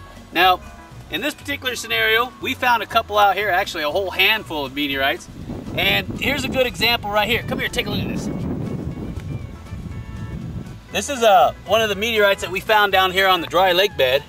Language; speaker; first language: English; native; English